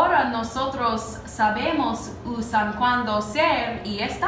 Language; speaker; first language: Spanish; non-native, learner; English